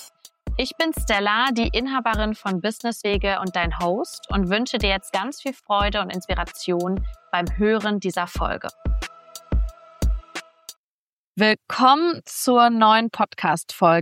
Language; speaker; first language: German; native; German